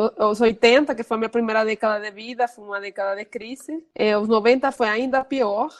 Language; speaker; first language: Portuguese; non-native, fluent; Spanish